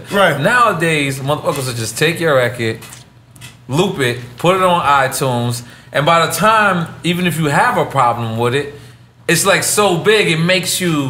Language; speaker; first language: English; native; English